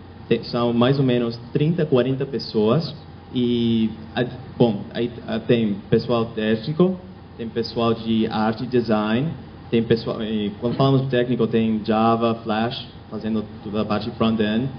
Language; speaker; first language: Portuguese; non-native, fluent; Spanish